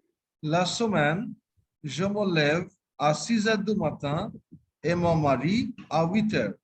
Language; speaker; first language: French; non-native, fluent; Bangla